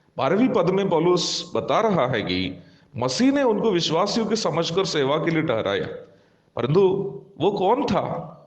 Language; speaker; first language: Hindi; non-native, local second language; Malayalam